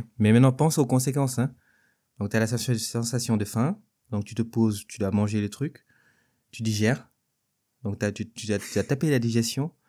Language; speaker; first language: French; non-native, local second language; Wolof